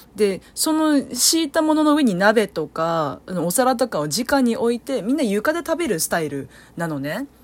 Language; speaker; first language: Japanese; early bilingual, other home language; Vietnamese